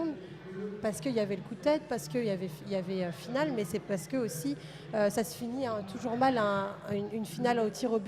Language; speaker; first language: French; native; French